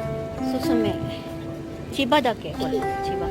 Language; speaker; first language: Japanese; non-native, learner; Filipino